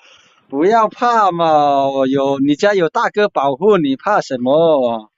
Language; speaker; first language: Chinese; native; Chinese